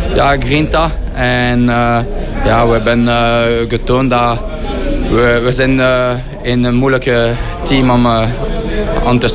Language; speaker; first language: Dutch; non-native, fluent; French